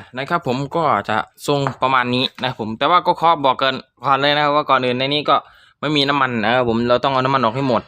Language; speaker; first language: Thai; native; Thai